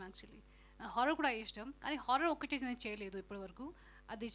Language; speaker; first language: Telugu; non-native, fluent; Hindi